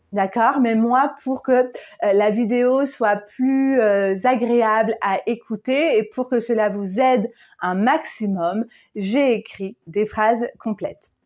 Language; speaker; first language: French; native; French